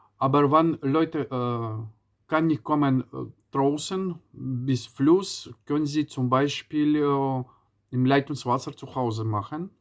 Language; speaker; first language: German; non-native, learner; Ukrainian